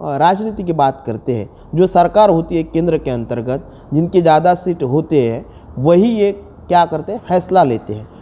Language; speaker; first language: Hindi; non-native, local second language; Marathi